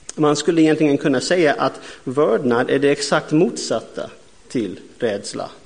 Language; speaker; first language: Swedish; non-native, fluent; English